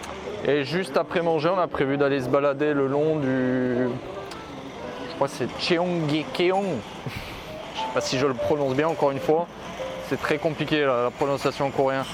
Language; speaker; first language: French; native; French